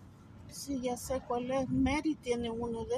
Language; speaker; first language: Spanish; native; Spanish